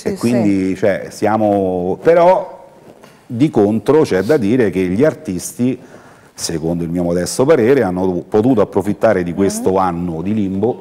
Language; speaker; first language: Italian; native; Italian